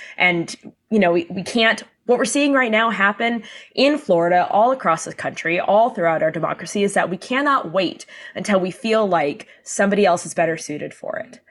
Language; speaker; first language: English; native; English